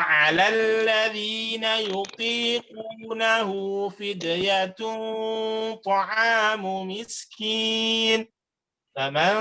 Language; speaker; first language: Arabic; non-native, fluent; Indonesian